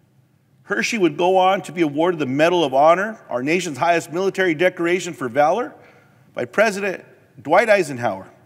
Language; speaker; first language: English; native; English